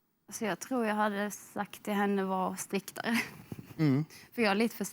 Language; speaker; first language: Swedish; native; Swedish